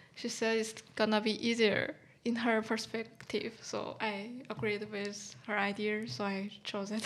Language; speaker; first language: English; non-native, fluent; Chinese